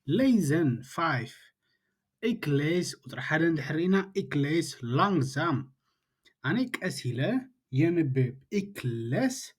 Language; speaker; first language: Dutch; non-native, learner; Tigrinya